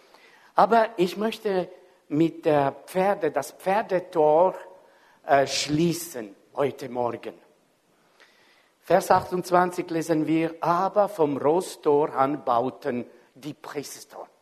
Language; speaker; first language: German; non-native, fluent; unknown